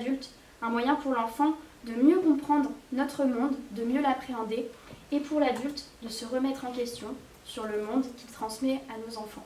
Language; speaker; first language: French; native; French